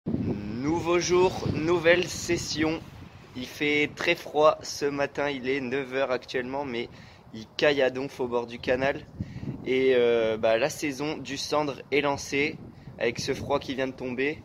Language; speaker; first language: French; native; French